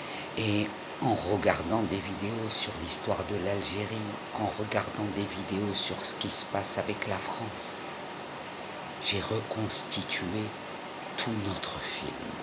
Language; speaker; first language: French; non-native, local second language; Arabic